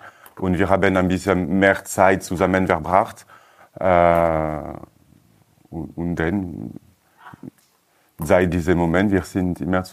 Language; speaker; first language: German; non-native, learner; French